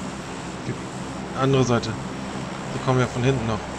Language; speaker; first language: German; native; German